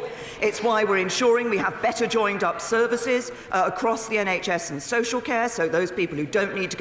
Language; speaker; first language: English; native; English